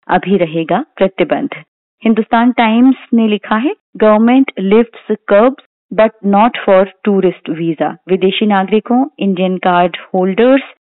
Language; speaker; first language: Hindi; native; Hindi